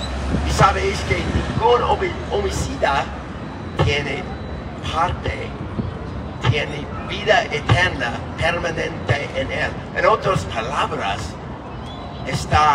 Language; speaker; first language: Spanish; non-native, learner; English